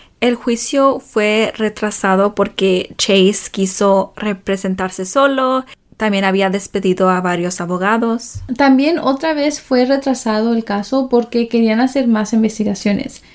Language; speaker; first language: Spanish; early bilingual, heritage; Spanish